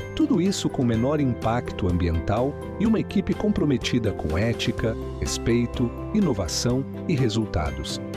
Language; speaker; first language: Portuguese; native; Portuguese